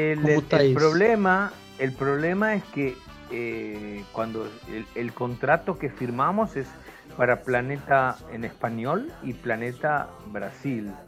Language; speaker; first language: Portuguese; non-native, learner; Spanish